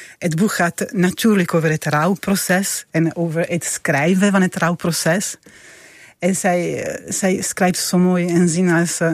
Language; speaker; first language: Dutch; non-native, fluent; Italian